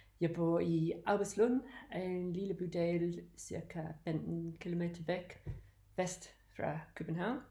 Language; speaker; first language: Danish; non-native, learner; English